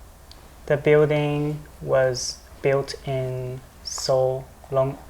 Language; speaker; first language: English; non-native, learner; Japanese